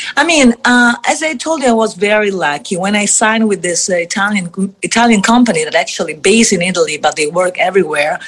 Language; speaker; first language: English; non-native, fluent; Italian